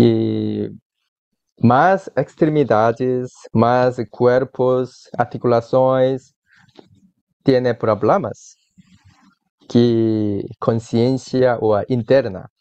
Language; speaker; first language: Spanish; non-native, learner; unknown